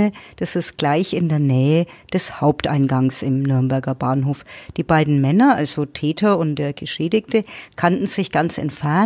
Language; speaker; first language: German; native; German